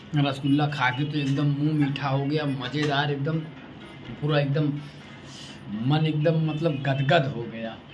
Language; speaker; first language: Hindi; native; Hindi